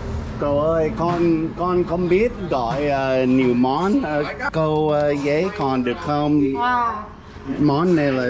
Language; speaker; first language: Vietnamese; non-native, learner; English